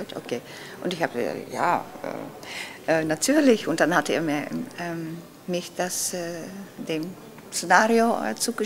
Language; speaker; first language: German; non-native, learner; Dutch